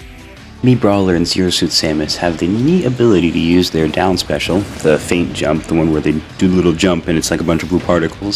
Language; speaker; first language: English; native; English